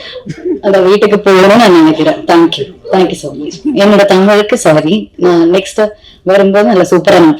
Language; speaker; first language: Tamil; non-native, learner; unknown